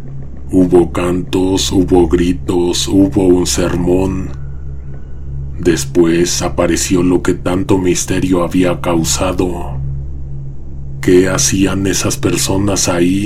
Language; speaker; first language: Spanish; native; Spanish